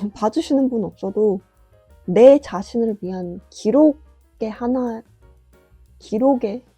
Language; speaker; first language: Korean; native; Korean